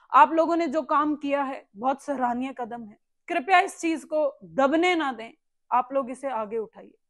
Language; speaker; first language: Hindi; native; Hindi